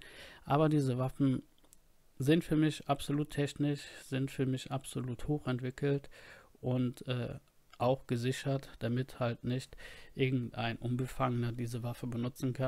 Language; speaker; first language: German; native; German